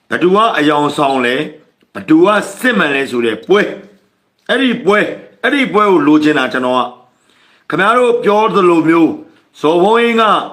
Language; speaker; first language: Burmese; native; Burmese